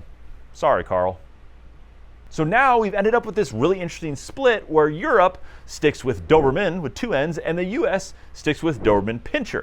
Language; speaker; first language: English; native; English